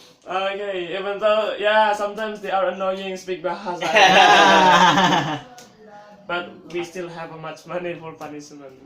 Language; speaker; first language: English; non-native, fluent; Indonesian